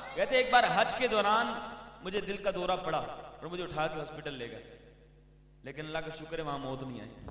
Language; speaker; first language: Urdu; non-native, local second language; Punjabi